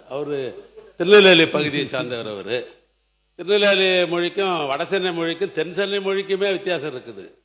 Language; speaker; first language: Tamil; native; Tamil